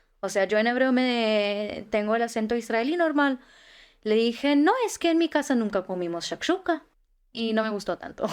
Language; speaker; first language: Spanish; early bilingual, heritage; Spanish